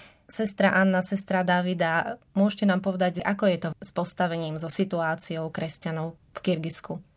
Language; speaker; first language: Slovak; native; Slovak